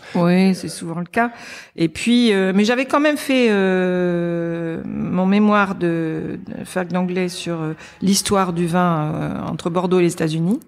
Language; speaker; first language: French; native; French